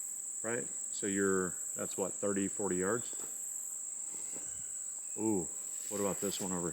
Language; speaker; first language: English; native; English